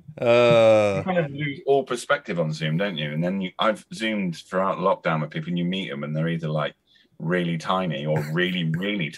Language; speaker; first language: English; native; English